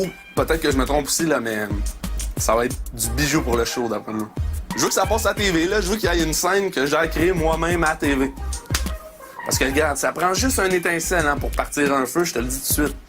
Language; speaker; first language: French; native; French